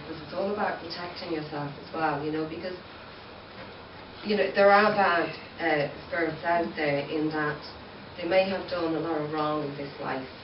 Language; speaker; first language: English; native; English